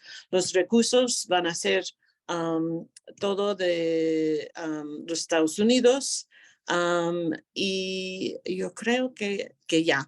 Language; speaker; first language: Spanish; non-native, fluent; English